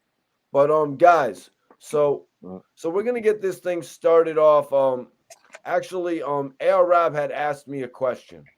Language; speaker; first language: English; native; English